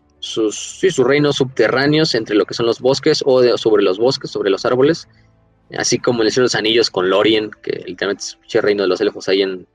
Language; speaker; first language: Spanish; native; Spanish